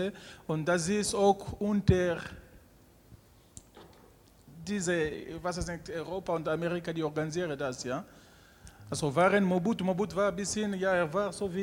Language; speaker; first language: German; non-native, learner; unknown